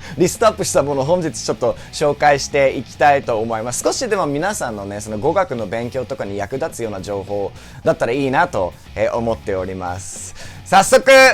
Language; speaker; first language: Japanese; non-native, fluent; English